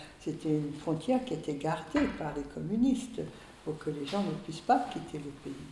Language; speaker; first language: French; early bilingual, other home language; Hungarian